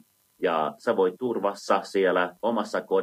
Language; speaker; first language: Finnish; non-native, fluent; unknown